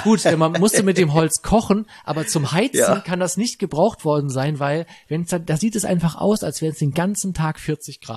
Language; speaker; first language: German; native; German